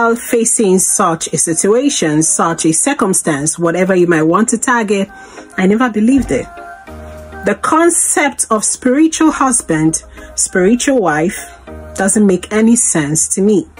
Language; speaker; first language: English; non-native, local second language; Igbo